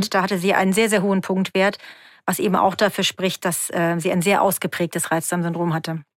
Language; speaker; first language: German; native; German